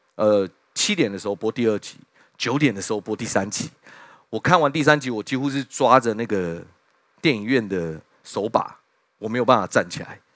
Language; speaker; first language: Chinese; native; Chinese